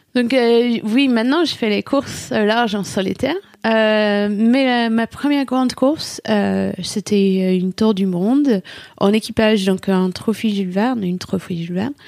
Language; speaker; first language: French; non-native, fluent; English